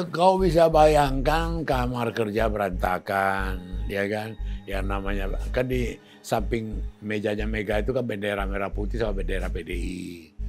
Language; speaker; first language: Indonesian; native; Indonesian